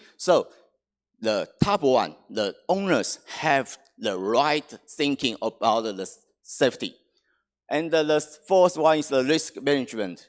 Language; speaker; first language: English; non-native, fluent; Chinese